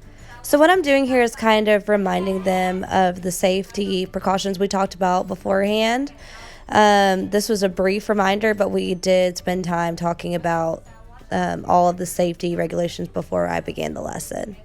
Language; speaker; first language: English; native; English